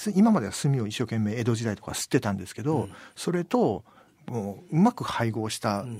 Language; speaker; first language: Japanese; native; Japanese